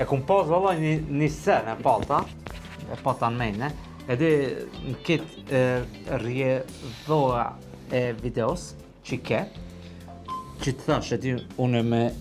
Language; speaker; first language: Albanian; native; Albanian